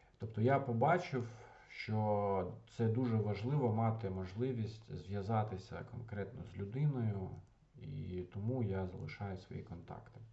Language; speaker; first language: Ukrainian; non-native, local second language; Russian